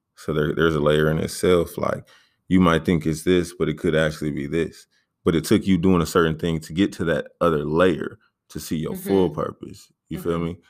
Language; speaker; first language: English; native; English